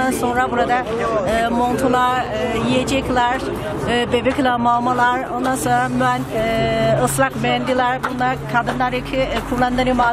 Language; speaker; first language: Turkish; non-native, learner; Chinese